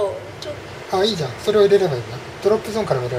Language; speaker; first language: Japanese; native; Japanese